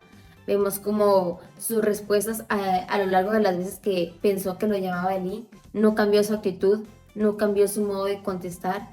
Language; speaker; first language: Spanish; native; Spanish